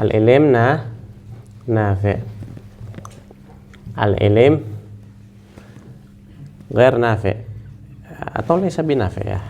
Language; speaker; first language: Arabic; non-native, fluent; Indonesian